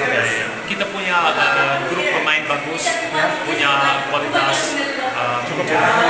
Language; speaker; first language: Indonesian; non-native, learner; Bosnian